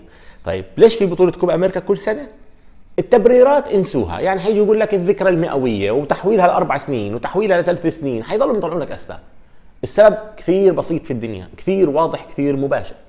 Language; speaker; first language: Arabic; native; Arabic